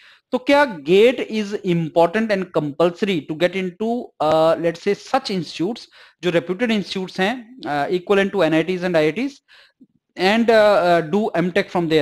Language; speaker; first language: English; non-native, local second language; Hindi